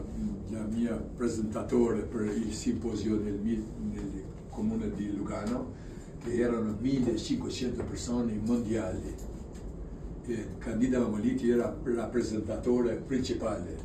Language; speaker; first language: Italian; non-native, learner; Albanian